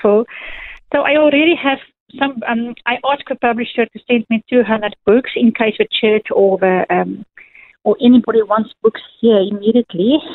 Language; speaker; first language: English; non-native, local second language; Afrikaans